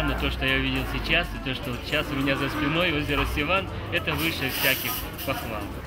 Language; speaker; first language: Russian; native; Russian